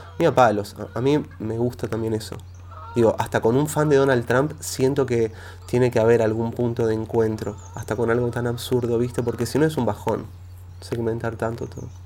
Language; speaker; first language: Spanish; native; Spanish